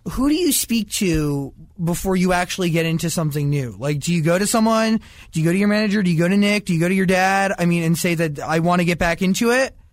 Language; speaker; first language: English; native; English